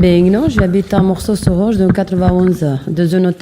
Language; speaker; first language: French; non-native, learner; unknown